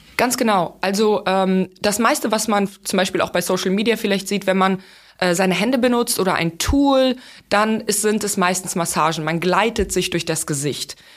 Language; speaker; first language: German; non-native, fluent; Russian